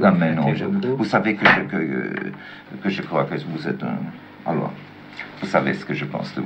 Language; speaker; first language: French; non-native, learner; German